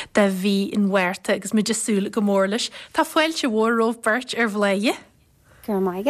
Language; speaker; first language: Irish; native; Irish